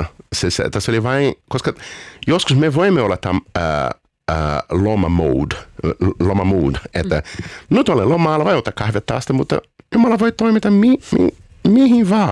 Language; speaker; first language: Finnish; non-native, learner; Portuguese